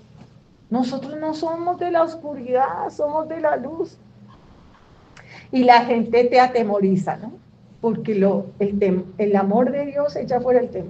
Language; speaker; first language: Spanish; native; Spanish